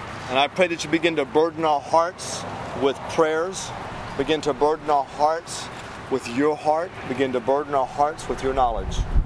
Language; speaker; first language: English; native; English